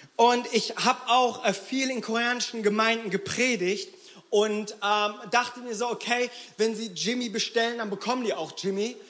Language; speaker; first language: German; early bilingual, other home language; Korean